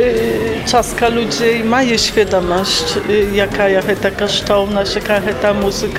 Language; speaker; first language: Polish; non-native, learner; Belarusian